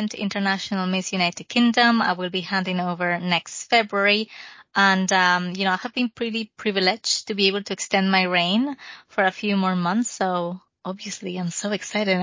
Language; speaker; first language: English; non-native, fluent; Spanish